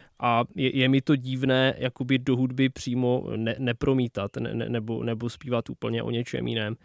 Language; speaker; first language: Czech; non-native, local second language; Polish